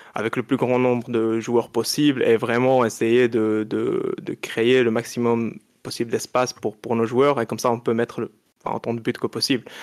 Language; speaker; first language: French; non-native, local second language; Arabic